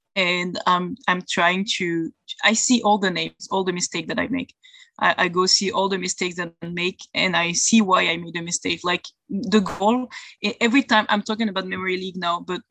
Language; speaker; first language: English; non-native, fluent; French